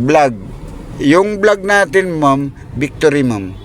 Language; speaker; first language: Filipino; native; Filipino